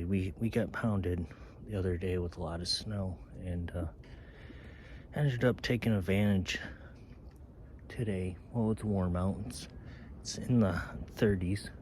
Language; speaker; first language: English; native; English